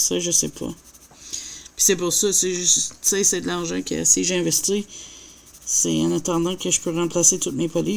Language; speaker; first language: French; native; French